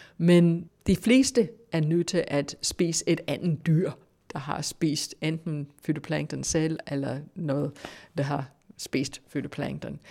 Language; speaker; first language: Danish; non-native, fluent; English